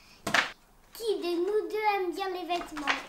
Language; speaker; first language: French; early bilingual, other home language; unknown